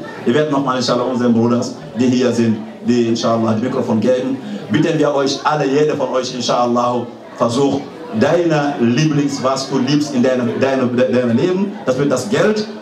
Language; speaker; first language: German; non-native, learner; Fula